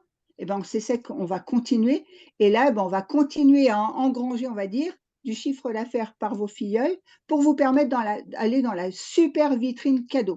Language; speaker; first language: French; native; French